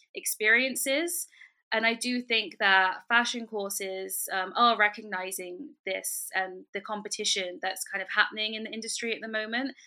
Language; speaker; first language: English; native; English